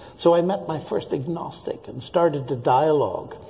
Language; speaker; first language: English; native; English